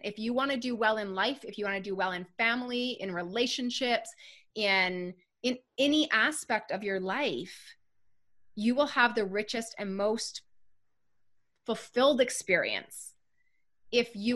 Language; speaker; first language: English; native; English